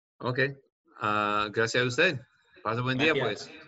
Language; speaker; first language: Spanish; non-native, learner; English